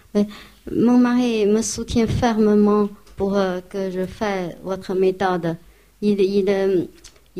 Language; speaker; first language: French; non-native, fluent; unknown